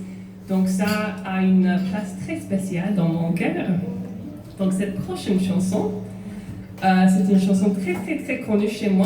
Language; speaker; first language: French; non-native, fluent; English